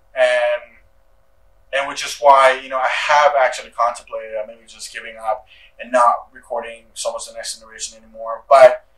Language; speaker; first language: English; early bilingual, other home language; Spanish